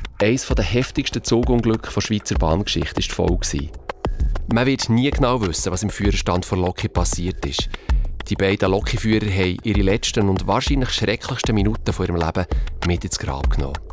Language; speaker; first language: German; native; German